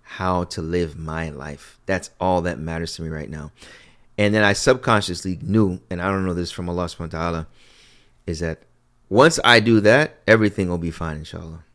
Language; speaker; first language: English; early bilingual, other home language; Akan